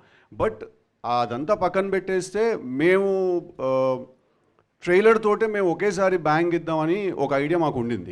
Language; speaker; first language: Telugu; native; Telugu